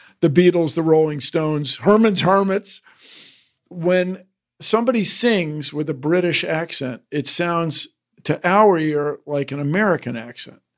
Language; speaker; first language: English; native; English